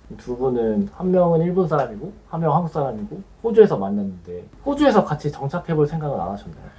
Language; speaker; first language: Korean; native; Korean